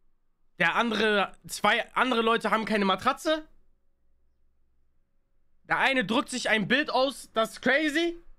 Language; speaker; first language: German; native; German